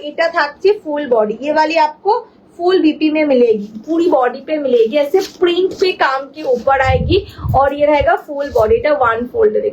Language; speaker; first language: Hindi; non-native, local second language; Bangla